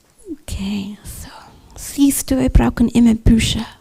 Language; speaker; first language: German; non-native, learner; English